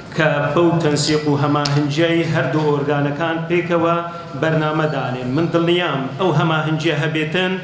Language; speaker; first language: Central Kurdish; non-native, local second language; Kurdish